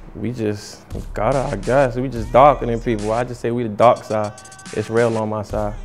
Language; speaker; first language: English; native; English